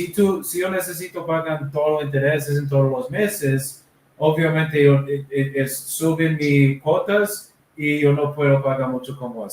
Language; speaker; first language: Spanish; non-native, learner; English